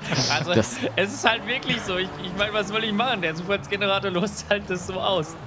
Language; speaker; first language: German; native; German